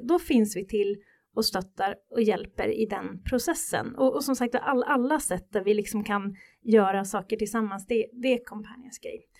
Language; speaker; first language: Swedish; native; Swedish